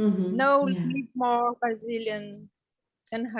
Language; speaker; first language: English; non-native, learner; Portuguese